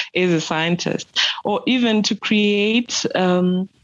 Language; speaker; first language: English; non-native, local second language; Shona